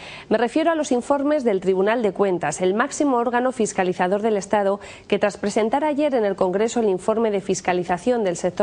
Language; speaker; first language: Spanish; native; Spanish